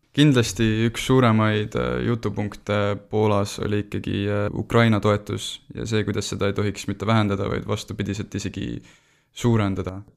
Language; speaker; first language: Estonian; native; Estonian